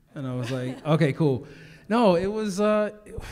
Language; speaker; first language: English; native; English